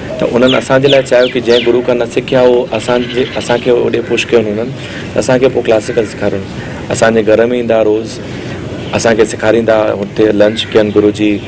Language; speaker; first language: Sindhi; early bilingual, heritage; Sindhi